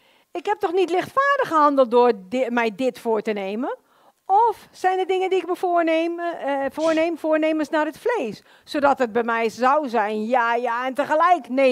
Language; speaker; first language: Dutch; native; Dutch